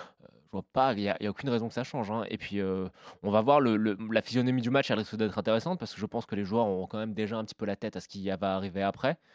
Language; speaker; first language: French; native; French